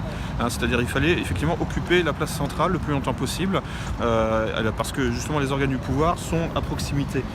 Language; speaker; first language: French; native; French